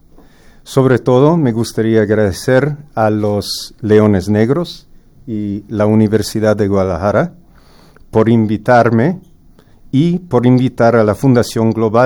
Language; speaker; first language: Spanish; non-native, fluent; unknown